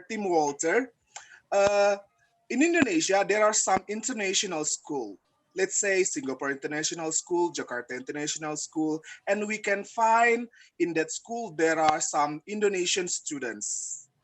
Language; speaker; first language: English; non-native, fluent; Indonesian